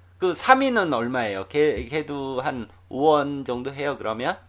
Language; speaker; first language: Korean; native; Korean